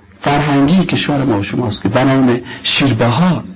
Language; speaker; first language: Persian; native; Persian